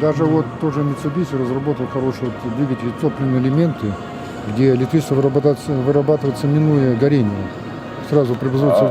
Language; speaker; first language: Russian; native; Russian